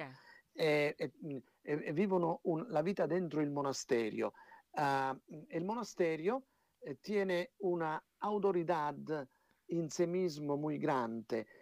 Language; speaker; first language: Italian; non-native, fluent; Spanish